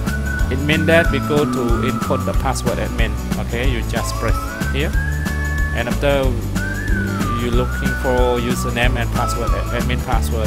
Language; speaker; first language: English; non-native, learner; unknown